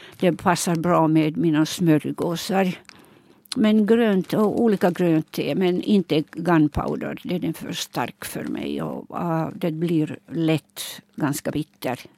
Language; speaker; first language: Swedish; non-native, local second language; Finnish